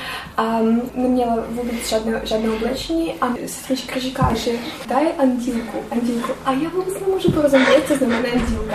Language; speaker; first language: Czech; non-native, learner; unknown